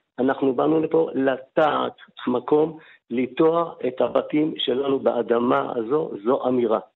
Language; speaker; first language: Hebrew; non-native, fluent; Arabic